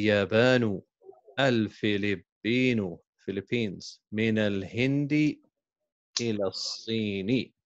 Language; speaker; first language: Arabic; non-native, fluent; English